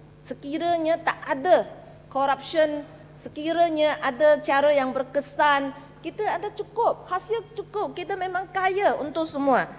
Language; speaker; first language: Malay; non-native, local second language; Chinese